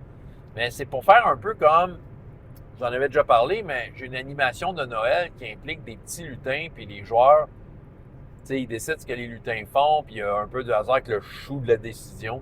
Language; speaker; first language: French; native; French